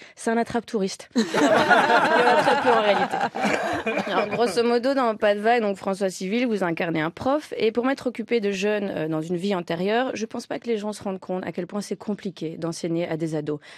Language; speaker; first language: French; native; French